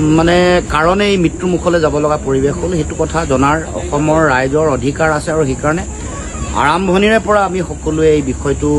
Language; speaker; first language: Assamese; native; Assamese